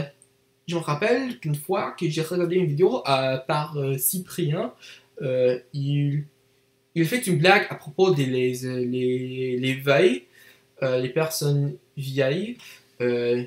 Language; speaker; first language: French; non-native, learner; English